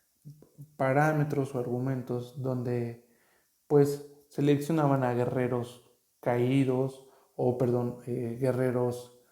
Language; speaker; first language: Spanish; native; Spanish